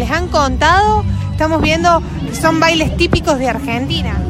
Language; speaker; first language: Spanish; native; Spanish